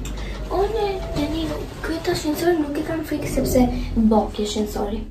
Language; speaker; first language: Albanian; early bilingual, heritage; Albanian